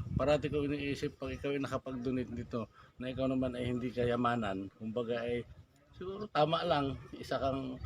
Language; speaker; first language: Filipino; native; Filipino